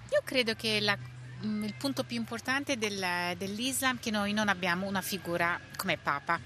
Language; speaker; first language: Italian; non-native, fluent; Turkish